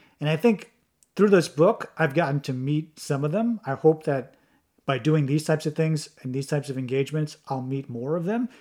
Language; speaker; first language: English; native; English